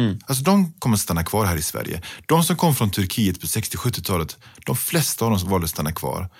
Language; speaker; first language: Swedish; early bilingual, other home language; Pashto